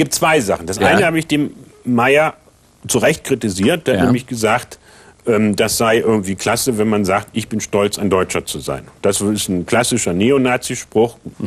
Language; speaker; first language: German; native; German